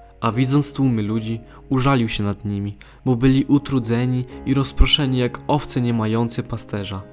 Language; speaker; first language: Polish; native; Polish